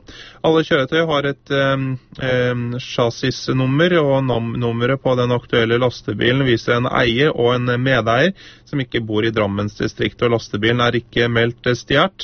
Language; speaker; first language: Norwegian; native; Norwegian